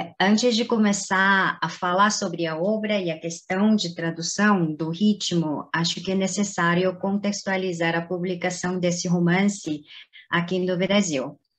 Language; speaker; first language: Portuguese; non-native, fluent; Korean